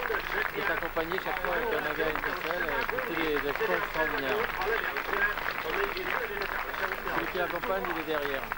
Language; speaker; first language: French; native; French